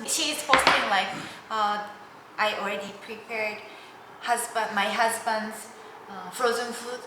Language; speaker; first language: English; non-native, learner; Japanese